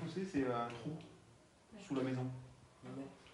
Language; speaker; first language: French; native; French